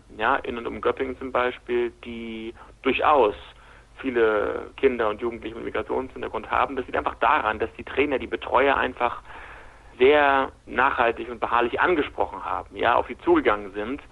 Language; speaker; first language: German; native; German